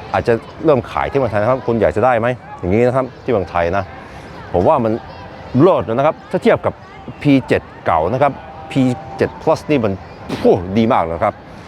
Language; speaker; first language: Thai; non-native, fluent; Norwegian